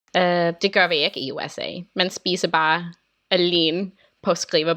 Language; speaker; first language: Danish; non-native, learner; English